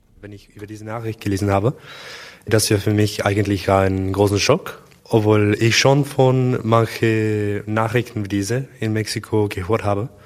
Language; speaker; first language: German; non-native, learner; Spanish